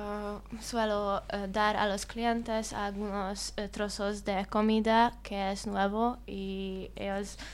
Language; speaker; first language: Spanish; non-native, learner; Hungarian